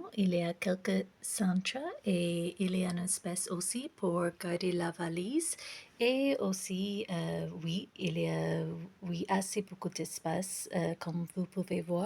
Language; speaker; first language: French; non-native, fluent; English